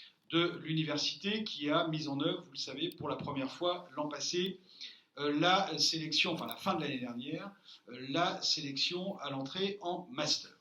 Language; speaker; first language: French; native; French